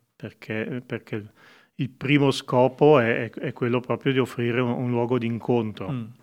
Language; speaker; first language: Italian; native; Italian